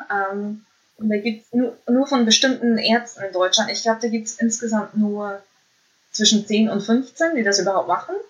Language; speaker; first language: German; native; German